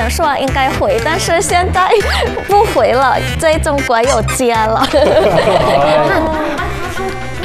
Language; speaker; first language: Chinese; non-native, fluent; Thai